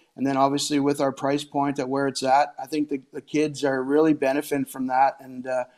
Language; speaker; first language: English; native; English